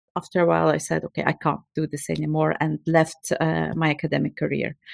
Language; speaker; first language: English; non-native, fluent; Turkish